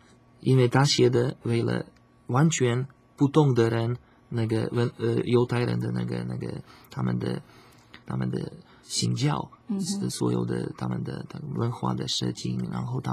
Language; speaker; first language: Chinese; non-native, fluent; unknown